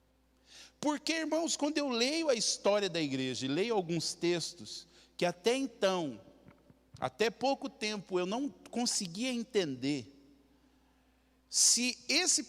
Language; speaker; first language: Portuguese; native; Portuguese